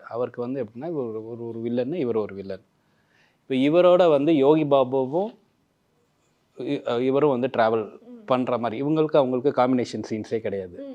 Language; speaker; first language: Tamil; native; Tamil